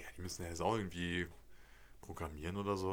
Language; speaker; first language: German; native; German